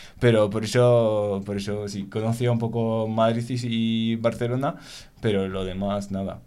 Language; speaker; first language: Spanish; non-native, fluent; French